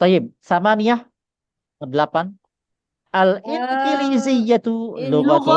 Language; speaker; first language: Arabic; non-native, fluent; Indonesian